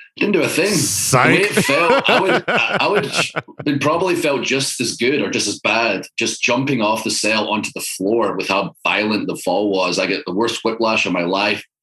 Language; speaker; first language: English; native; English